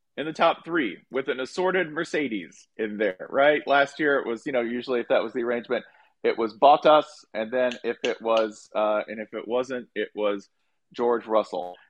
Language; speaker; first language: English; native; English